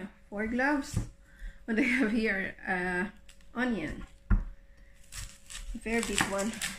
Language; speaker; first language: English; non-native, local second language; Cebuano